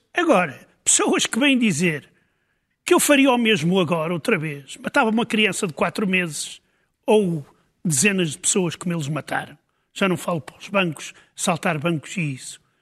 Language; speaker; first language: Portuguese; native; Portuguese